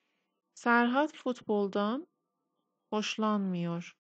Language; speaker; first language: Turkish; non-native, fluent; Persian